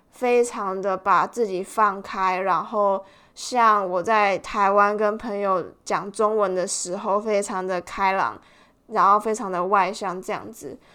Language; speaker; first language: Chinese; native; Chinese